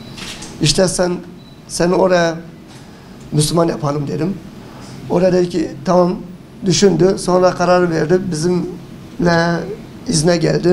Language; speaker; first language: Turkish; early bilingual, heritage; Turkish